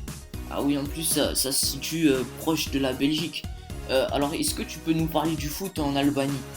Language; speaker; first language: French; native; French